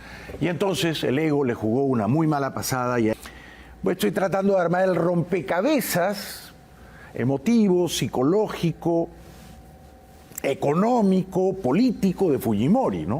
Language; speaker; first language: Spanish; native; Spanish